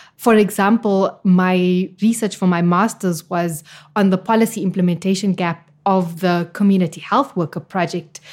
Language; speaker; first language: English; native; English